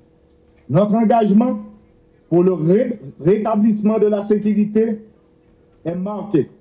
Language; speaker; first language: French; non-native, local second language; Haitian Creole